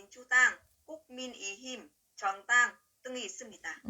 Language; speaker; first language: Korean; non-native, learner; Vietnamese